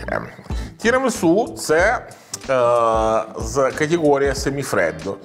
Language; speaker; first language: Ukrainian; non-native, learner; Italian